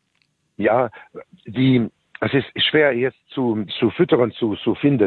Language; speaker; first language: German; non-native, learner; French